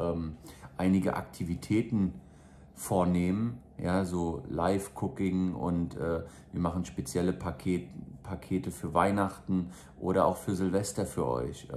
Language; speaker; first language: German; native; German